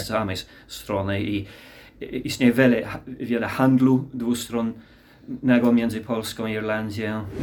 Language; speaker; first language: Polish; non-native, learner; English